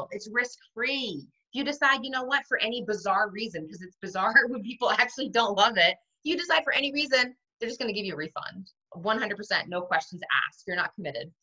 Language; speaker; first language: English; native; English